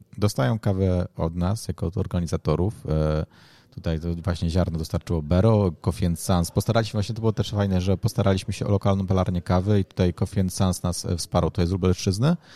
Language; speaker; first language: Polish; native; Polish